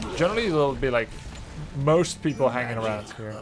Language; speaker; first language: English; non-native, fluent; Dutch